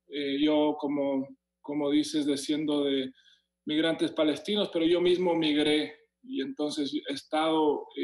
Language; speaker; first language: Spanish; native; Spanish